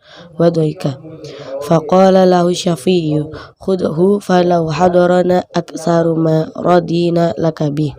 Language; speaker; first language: Arabic; non-native, learner; Indonesian